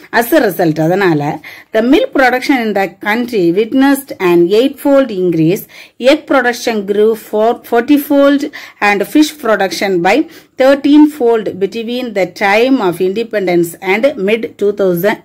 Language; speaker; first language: English; non-native, local second language; Tamil